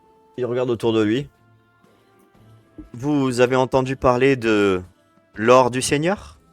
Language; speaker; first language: French; native; French